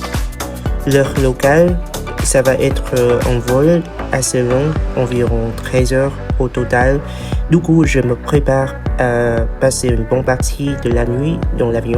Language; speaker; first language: French; non-native, fluent; Vietnamese